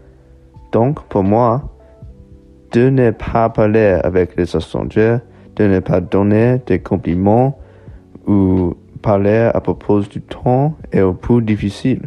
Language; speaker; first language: French; non-native, learner; English